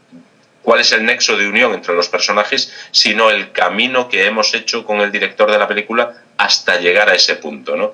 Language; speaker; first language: Spanish; native; Spanish